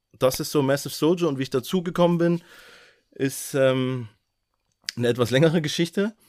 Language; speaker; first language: German; native; German